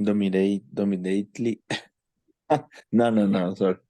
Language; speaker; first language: English; non-native, learner; Spanish